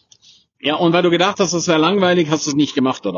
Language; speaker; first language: German; native; German